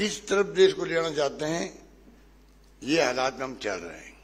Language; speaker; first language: Hindi; native; Hindi